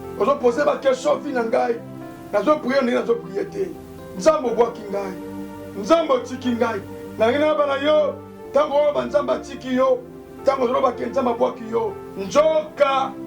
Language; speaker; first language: Lingala; native; Lingala